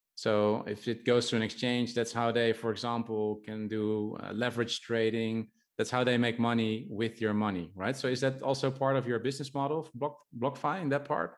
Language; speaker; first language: English; non-native, fluent; Dutch